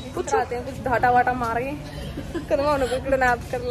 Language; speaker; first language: Hindi; native; Hindi